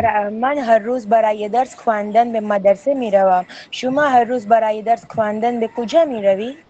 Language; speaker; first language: Persian; non-native, learner; Urdu